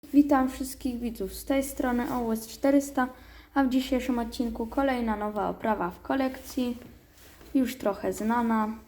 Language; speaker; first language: Polish; native; Polish